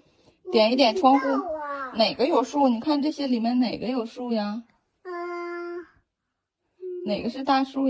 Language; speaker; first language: Chinese; native; Chinese